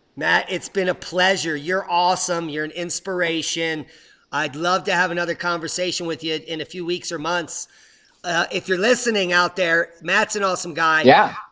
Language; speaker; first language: English; native; English